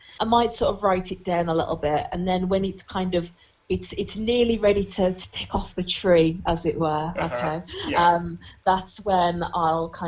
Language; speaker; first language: English; native; English